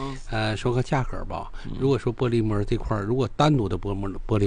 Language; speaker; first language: Chinese; native; Chinese